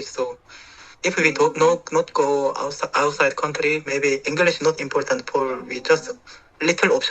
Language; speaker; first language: English; non-native, learner; Korean